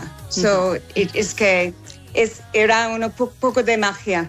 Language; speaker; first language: Spanish; non-native, learner; English